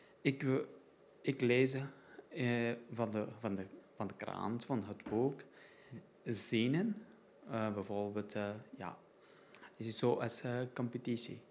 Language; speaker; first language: Dutch; non-native, learner; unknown